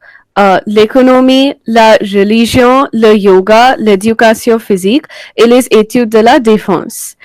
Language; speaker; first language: French; non-native, learner; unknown